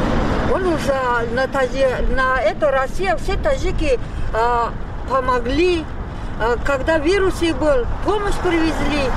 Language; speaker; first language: Russian; non-native, learner; Tajik